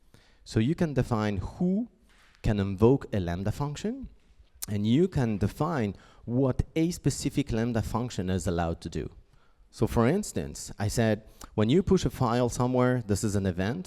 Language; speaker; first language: English; non-native, fluent; French